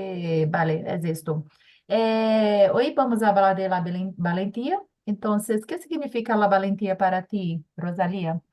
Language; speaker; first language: Spanish; non-native, learner; Portuguese